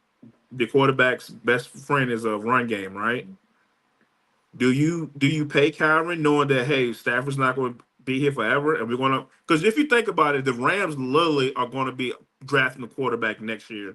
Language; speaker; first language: English; native; English